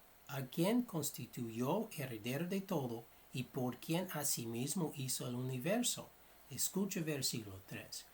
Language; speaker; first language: Spanish; non-native, fluent; English